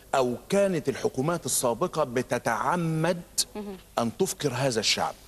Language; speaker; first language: Arabic; native; Arabic